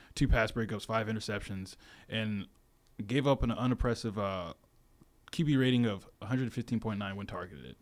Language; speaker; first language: English; native; English